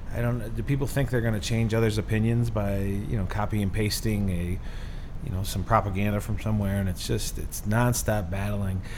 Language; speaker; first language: English; native; English